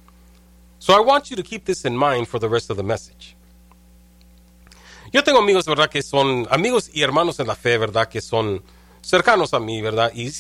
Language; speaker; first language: Spanish; early bilingual, heritage; Spanish